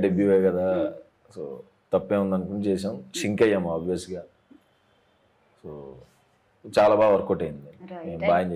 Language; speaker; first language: Telugu; native; Telugu